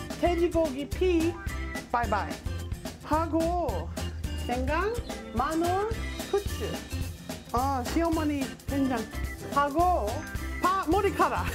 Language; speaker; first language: Korean; non-native, learner; English